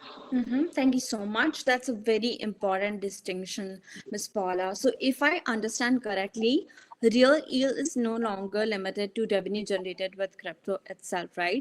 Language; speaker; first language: English; non-native, fluent; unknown